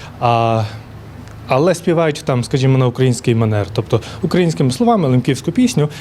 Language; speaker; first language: Ukrainian; native; Ukrainian